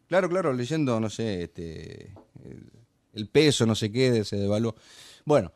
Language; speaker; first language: Spanish; native; Spanish